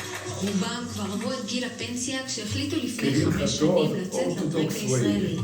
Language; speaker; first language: Hebrew; native; Hebrew